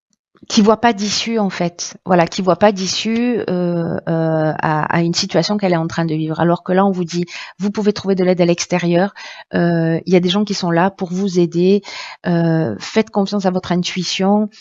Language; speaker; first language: French; native; French